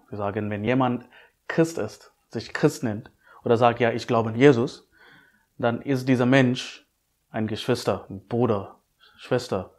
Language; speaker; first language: German; non-native, fluent; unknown